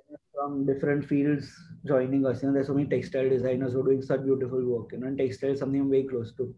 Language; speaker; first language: English; non-native, local second language; Gujarati